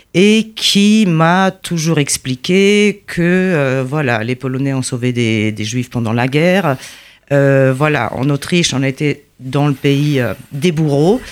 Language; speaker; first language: French; non-native, fluent; Polish